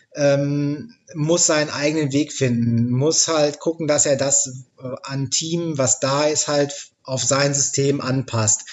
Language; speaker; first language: German; native; German